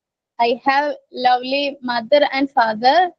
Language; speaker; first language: English; non-native, learner; Malayalam